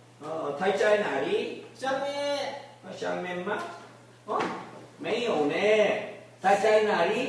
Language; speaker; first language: Chinese; non-native, learner; Korean